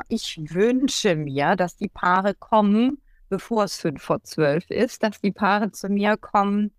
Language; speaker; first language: German; native; German